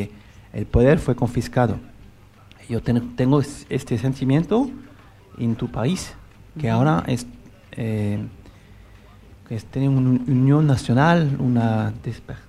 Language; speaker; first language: Spanish; non-native, learner; French